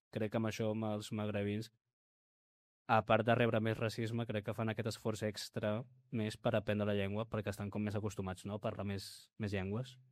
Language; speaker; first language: Catalan; early bilingual, other home language; Spanish